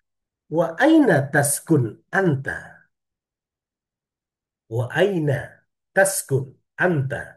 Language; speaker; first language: Arabic; non-native, fluent; Indonesian